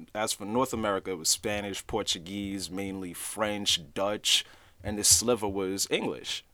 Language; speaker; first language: English; native; English